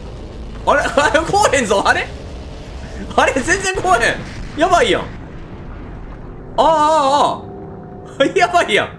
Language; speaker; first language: Japanese; native; Japanese